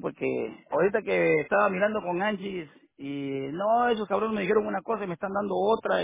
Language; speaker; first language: Spanish; native; Spanish